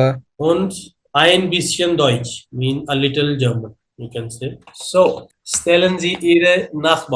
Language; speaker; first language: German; non-native, learner; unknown